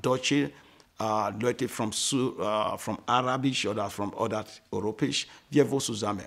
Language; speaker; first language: German; non-native, learner; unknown